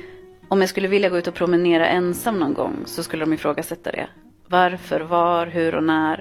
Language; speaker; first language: Swedish; early bilingual, other home language; Arabic